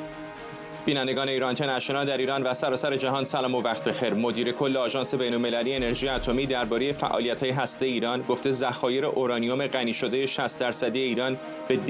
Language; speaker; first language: Persian; native; Persian